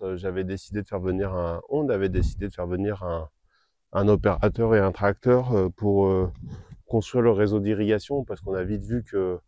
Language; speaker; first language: French; native; French